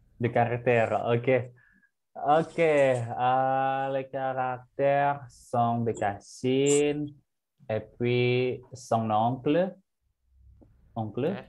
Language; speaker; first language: French; non-native, fluent; Indonesian